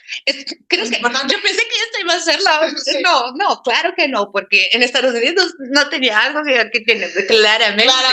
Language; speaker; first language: Spanish; non-native, fluent; Portuguese